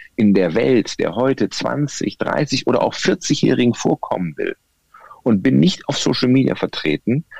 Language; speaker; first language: German; native; German